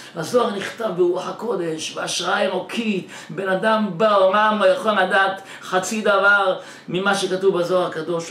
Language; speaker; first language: Hebrew; native; Hebrew